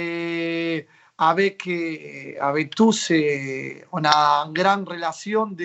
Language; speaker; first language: French; non-native, fluent; Spanish